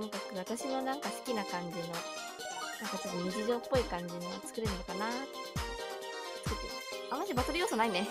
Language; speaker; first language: Japanese; native; Japanese